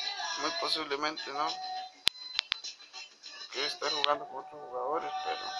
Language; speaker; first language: Spanish; native; Spanish